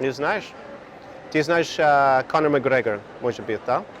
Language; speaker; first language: Russian; non-native, learner; English